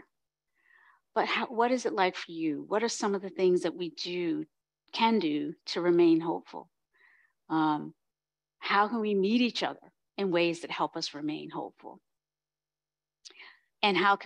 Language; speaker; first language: English; native; English